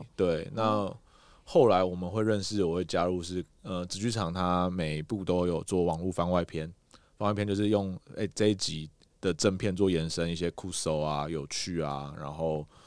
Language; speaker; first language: Chinese; native; Chinese